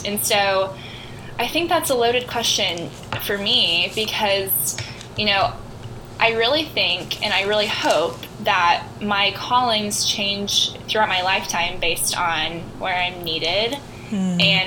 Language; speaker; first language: English; native; English